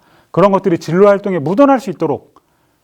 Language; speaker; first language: Korean; native; Korean